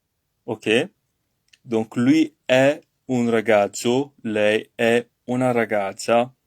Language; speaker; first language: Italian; non-native, learner; French